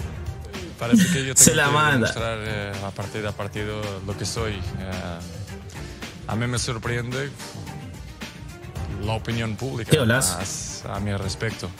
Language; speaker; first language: Spanish; non-native, fluent; Portuguese